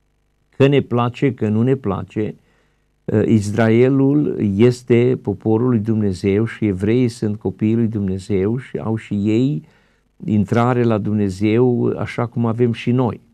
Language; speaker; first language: Romanian; native; Romanian